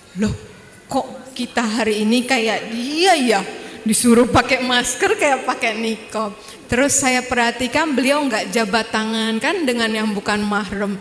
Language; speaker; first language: Indonesian; native; Indonesian